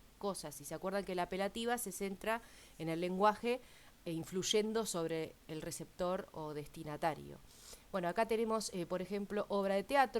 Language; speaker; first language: Spanish; native; Spanish